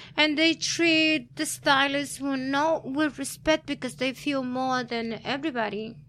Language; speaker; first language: English; early bilingual, other home language; Spanish